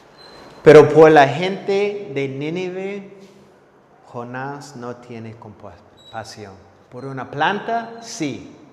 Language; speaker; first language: Spanish; non-native, fluent; English